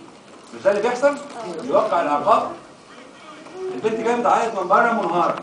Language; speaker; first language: Arabic; native; Arabic